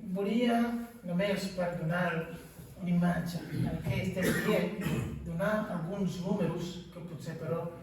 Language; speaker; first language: Catalan; non-native, fluent; Kinyarwanda